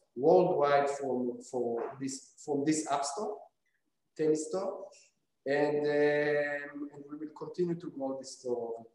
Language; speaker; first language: English; non-native, fluent; Hebrew